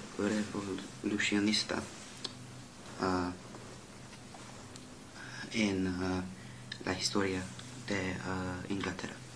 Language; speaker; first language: Spanish; non-native, learner; English